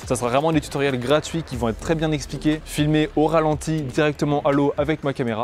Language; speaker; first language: French; native; French